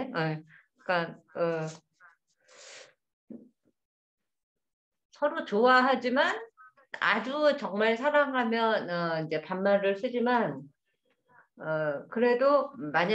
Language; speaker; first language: Korean; native; Korean